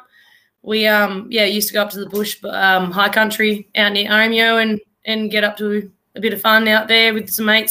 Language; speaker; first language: English; native; English